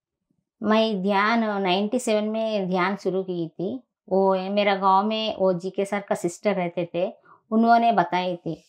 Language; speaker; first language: Hindi; non-native, local second language; Telugu